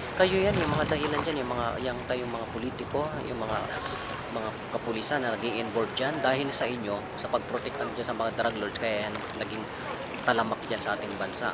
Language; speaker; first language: Filipino; native; Filipino